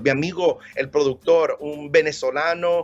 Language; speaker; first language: Spanish; native; Spanish